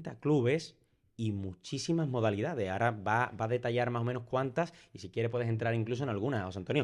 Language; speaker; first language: Spanish; native; Spanish